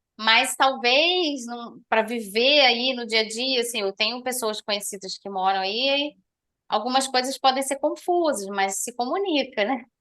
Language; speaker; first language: Portuguese; native; Portuguese